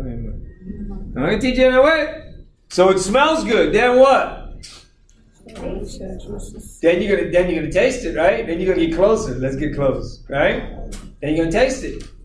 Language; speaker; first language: English; native; English